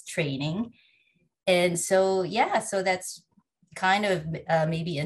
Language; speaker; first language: English; non-native, local second language; Filipino